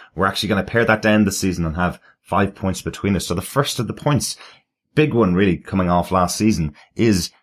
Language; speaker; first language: English; native; English